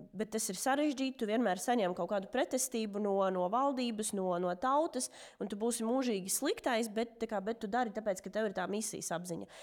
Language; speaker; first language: Latvian; non-native, local second language; Russian